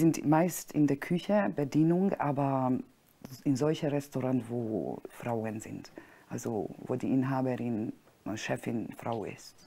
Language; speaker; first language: German; non-native, fluent; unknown